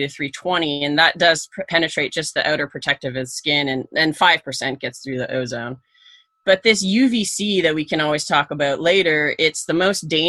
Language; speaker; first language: English; native; English